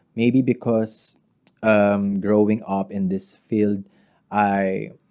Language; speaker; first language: English; non-native, local second language; Filipino